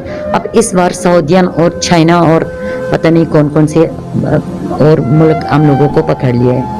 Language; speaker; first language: Hindi; non-native, fluent; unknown